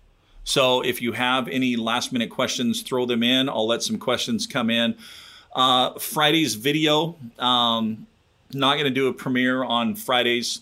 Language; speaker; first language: English; native; English